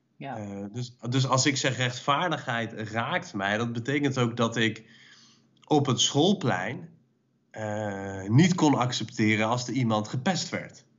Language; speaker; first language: Dutch; early bilingual, other home language; Persian